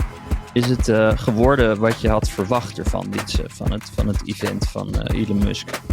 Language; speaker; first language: Dutch; native; Dutch